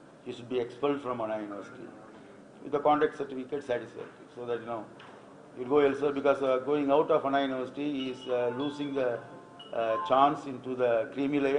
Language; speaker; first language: English; non-native, local second language; Tamil